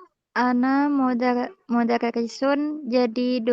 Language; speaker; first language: Arabic; non-native, learner; Indonesian